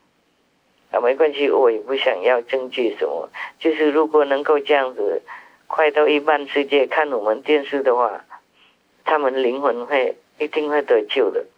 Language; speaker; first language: Chinese; non-native, fluent; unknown